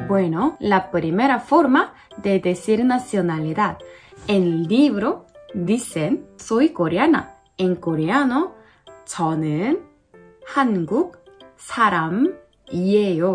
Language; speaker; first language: Spanish; non-native, learner; Korean